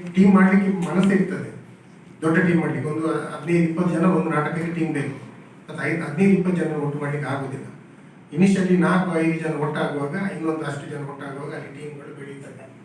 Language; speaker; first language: Kannada; non-native, local second language; Tulu